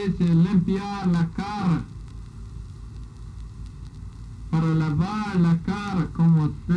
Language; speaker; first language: Spanish; non-native, fluent; English